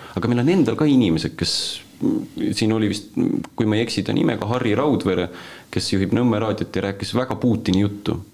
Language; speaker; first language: Estonian; native; Estonian